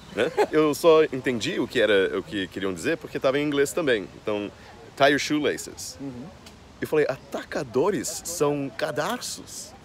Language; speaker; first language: Portuguese; native; Portuguese